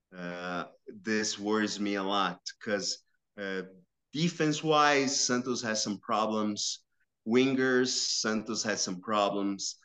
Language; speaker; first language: English; non-native, fluent; Portuguese